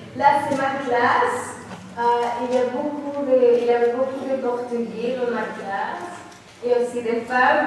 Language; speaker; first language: French; non-native, local second language; Spanish